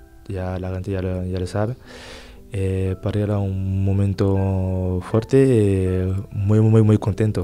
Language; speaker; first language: Spanish; non-native, fluent; French